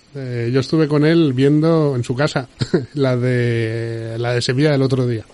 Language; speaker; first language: Spanish; native; Spanish